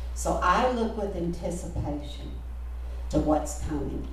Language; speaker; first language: English; native; English